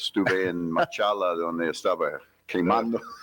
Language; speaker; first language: Spanish; non-native, fluent; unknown